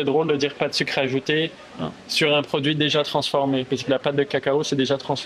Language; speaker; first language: French; native; French